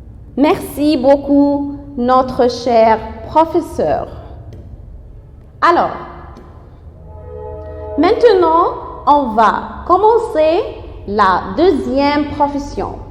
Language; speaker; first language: French; non-native, fluent; Arabic